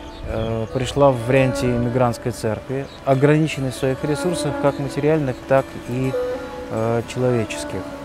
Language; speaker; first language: Russian; native; Russian